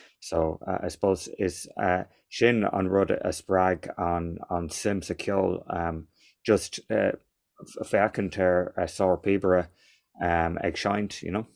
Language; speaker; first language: Irish; non-native, local second language; English